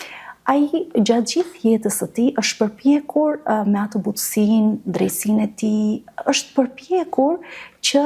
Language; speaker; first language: Albanian; native; Albanian